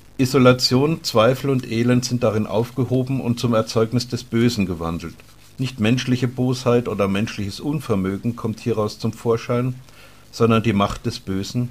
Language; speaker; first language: German; native; German